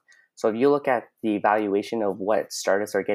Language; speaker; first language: English; native; English